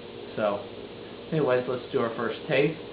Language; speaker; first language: English; native; English